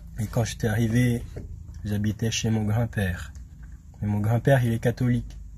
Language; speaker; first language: French; non-native, local second language; Malagasy